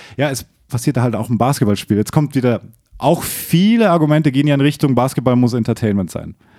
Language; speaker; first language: German; native; German